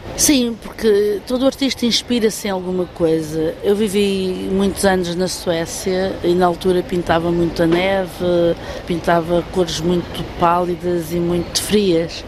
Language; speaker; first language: Portuguese; native; Portuguese